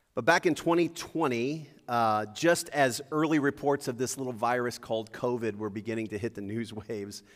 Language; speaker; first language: English; native; English